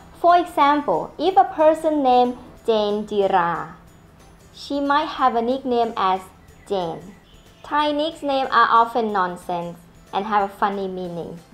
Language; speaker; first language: English; non-native, fluent; Thai